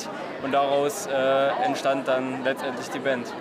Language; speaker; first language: German; native; German